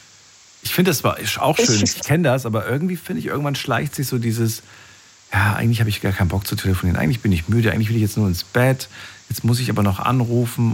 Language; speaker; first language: German; native; German